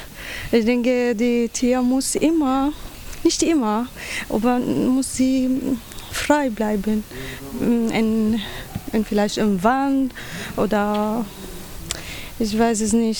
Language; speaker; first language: German; non-native, learner; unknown